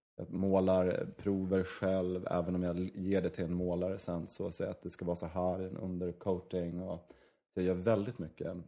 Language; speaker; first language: Swedish; native; Swedish